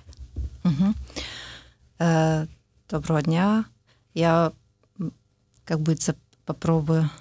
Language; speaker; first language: Ukrainian; non-native, local second language; Russian